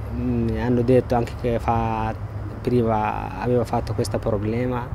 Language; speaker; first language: Italian; non-native, learner; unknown